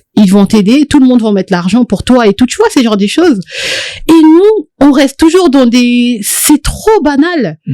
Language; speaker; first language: French; non-native, local second language; Lingala